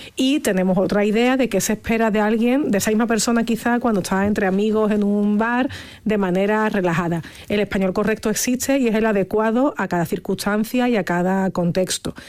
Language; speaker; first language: Spanish; native; Spanish